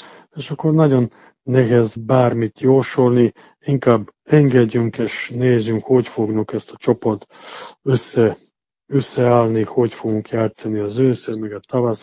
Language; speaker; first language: Hungarian; non-native, fluent; Serbian